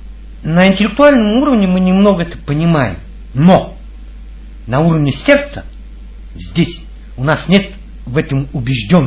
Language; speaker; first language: Russian; native; Russian